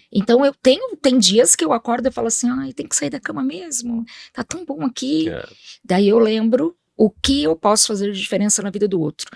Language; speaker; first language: Portuguese; early bilingual, other home language; Spanish